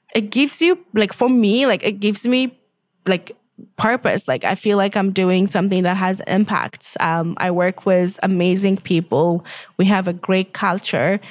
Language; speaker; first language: English; non-native, fluent; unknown